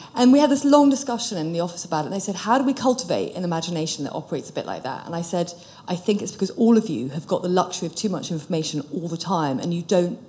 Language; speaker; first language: English; native; English